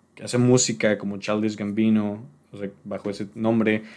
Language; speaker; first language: Spanish; native; Spanish